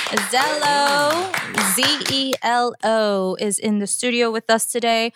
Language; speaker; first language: English; early bilingual, other home language; Korean